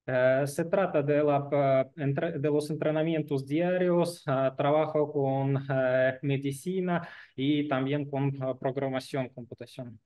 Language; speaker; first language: Spanish; non-native, learner; Russian